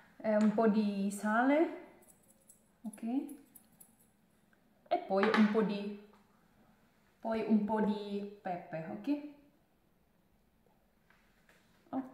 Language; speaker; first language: Italian; non-native, learner; Indonesian